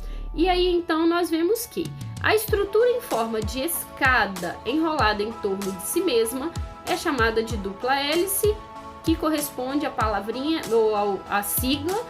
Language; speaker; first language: Portuguese; native; Portuguese